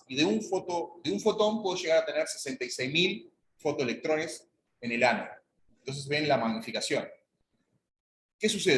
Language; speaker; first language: Spanish; native; Spanish